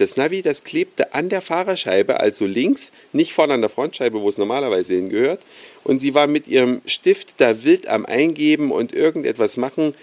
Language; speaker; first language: German; native; German